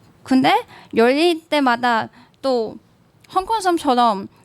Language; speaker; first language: Korean; non-native, learner; Cantonese